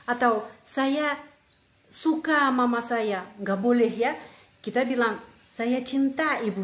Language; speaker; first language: Indonesian; non-native, fluent; Russian